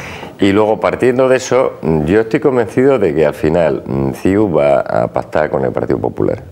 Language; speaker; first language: Spanish; native; Spanish